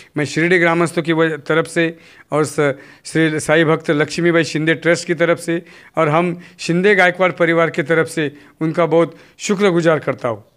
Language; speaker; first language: Hindi; non-native, local second language; Marathi